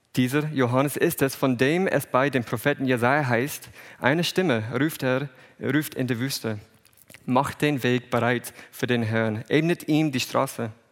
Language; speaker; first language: German; non-native, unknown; English